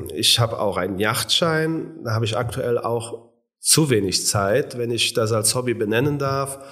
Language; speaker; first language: German; native; German